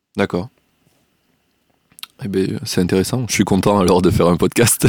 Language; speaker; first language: French; native; French